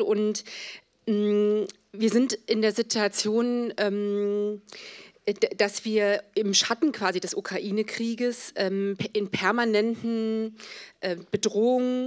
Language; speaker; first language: German; native; German